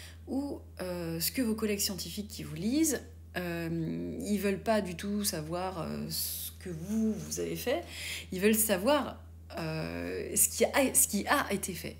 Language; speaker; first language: French; native; French